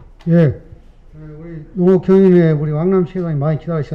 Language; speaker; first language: Korean; native; Korean